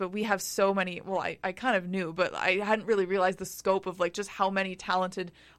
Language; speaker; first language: English; native; English